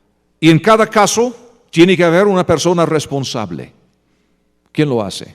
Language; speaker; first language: Spanish; non-native, fluent; English